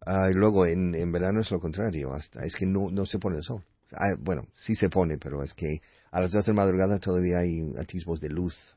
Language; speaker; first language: Spanish; non-native, fluent; English